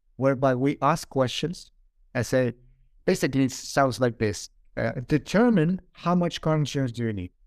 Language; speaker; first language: English; non-native, fluent; Ukrainian